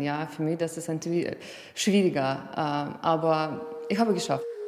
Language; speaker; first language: German; non-native, learner; Russian